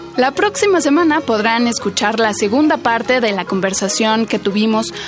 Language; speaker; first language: Spanish; native; Spanish